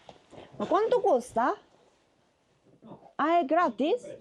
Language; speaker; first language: Italian; non-native, learner; Korean